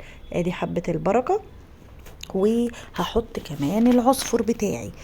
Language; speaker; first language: Arabic; native; Arabic